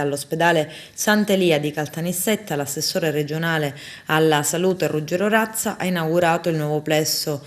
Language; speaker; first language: Italian; native; Italian